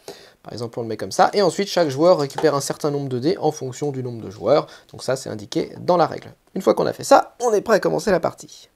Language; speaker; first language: French; native; French